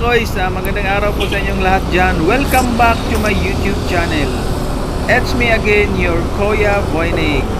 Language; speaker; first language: Filipino; non-native, local second language; Cebuano